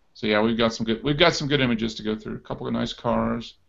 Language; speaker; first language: English; native; English